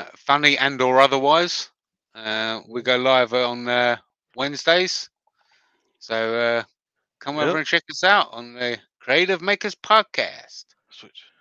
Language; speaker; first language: English; native; English